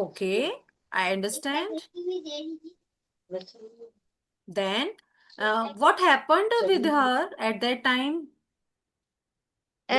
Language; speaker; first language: English; non-native, learner; Hindi